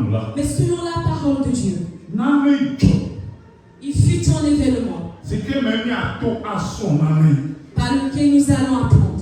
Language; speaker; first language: French; non-native, local second language; Ewe